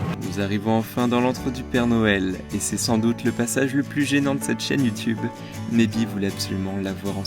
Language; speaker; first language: French; native; French